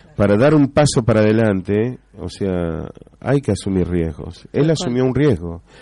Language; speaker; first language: Spanish; native; Spanish